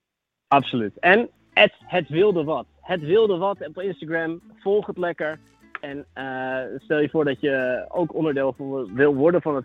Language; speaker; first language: Dutch; native; Dutch